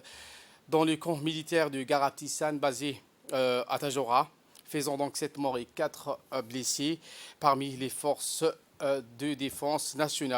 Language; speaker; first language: French; native; French